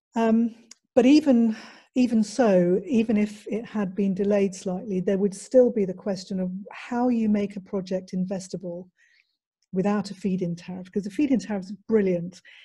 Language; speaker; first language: English; native; English